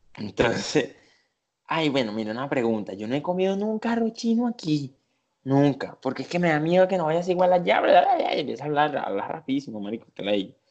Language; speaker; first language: Spanish; native; Spanish